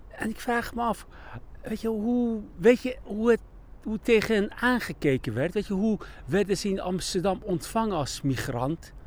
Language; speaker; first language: Dutch; early bilingual, other home language; Persian